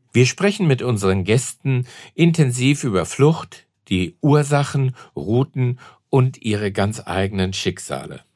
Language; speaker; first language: German; native; German